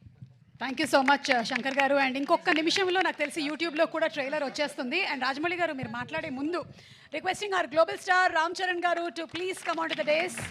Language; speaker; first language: Telugu; native; Telugu